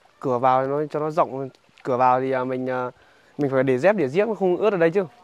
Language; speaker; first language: Vietnamese; non-native, local second language; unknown